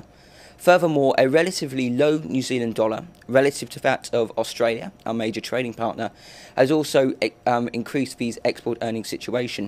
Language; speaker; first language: English; native; English